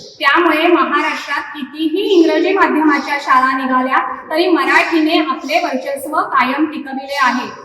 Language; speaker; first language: Marathi; native; Marathi